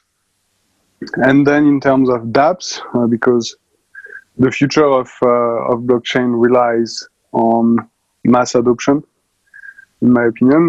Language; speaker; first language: English; non-native, fluent; French